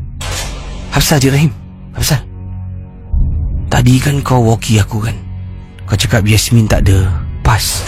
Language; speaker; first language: Malay; native; Malay